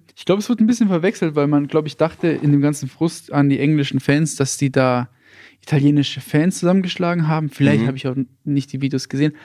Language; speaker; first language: German; native; German